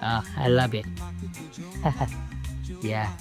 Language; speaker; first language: English; non-native, learner; Korean